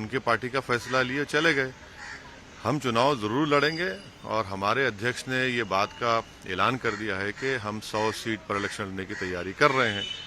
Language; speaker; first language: Hindi; native; Hindi